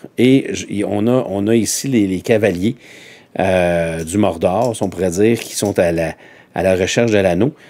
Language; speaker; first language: French; native; French